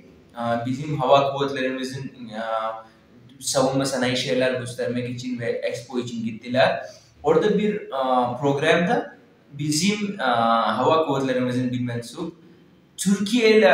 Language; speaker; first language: Turkish; non-native, fluent; Urdu